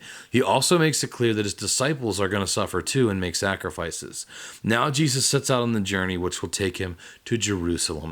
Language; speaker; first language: English; native; English